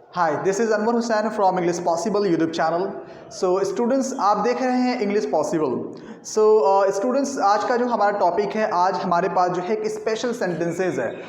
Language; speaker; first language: Hindi; native; Hindi